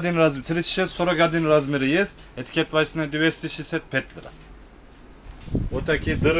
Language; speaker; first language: Russian; non-native, learner; Turkish